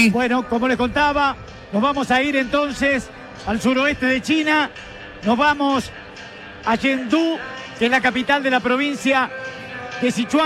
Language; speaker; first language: Spanish; native; Spanish